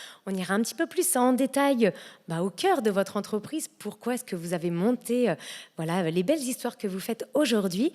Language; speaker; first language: French; native; French